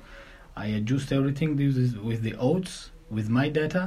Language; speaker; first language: English; non-native, learner; Georgian